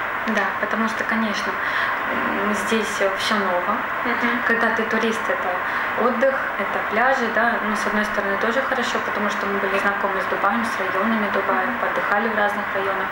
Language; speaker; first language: Russian; native; Russian